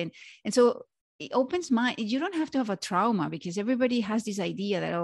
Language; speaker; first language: English; non-native, fluent; Spanish